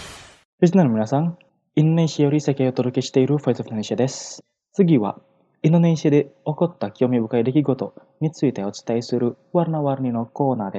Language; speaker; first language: Japanese; non-native, fluent; Indonesian